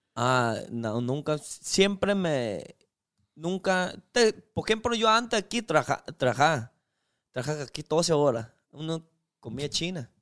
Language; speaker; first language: Spanish; non-native, learner; Chinese